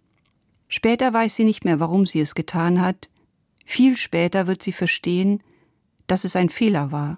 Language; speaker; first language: German; native; German